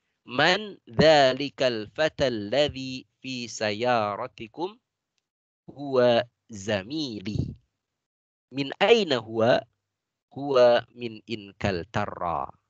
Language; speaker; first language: Arabic; non-native, fluent; Indonesian